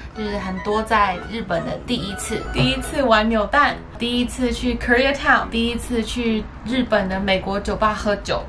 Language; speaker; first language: Chinese; native; Chinese